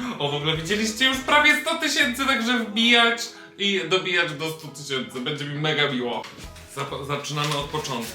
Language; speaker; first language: Polish; native; Polish